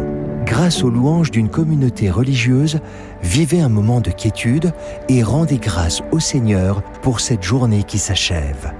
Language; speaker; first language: French; native; French